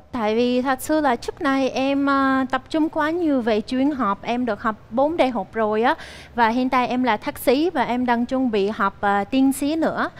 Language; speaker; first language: Vietnamese; early bilingual, other home language; Ukrainian